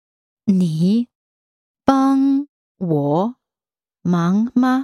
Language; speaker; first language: Chinese; non-native, learner; English